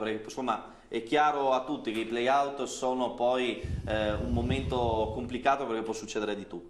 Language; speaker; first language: Italian; native; Italian